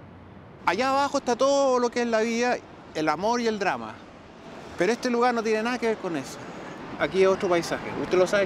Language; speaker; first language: Spanish; native; Spanish